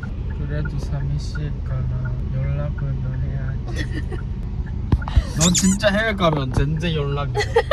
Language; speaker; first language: Korean; non-native, learner; Japanese